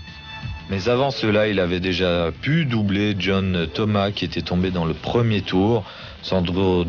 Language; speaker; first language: French; native; French